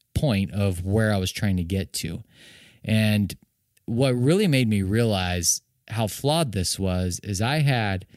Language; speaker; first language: English; native; English